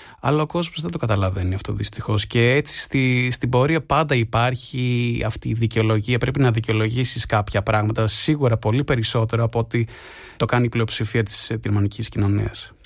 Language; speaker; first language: Greek; early bilingual, heritage; Greek